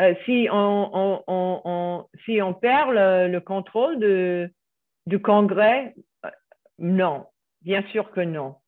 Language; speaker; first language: French; non-native, fluent; English